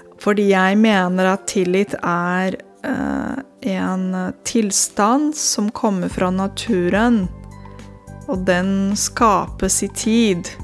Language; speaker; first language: Norwegian; non-native, fluent; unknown